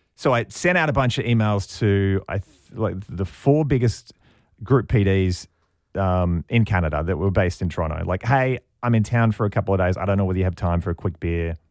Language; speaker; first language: English; native; English